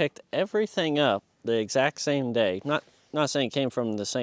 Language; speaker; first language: English; native; English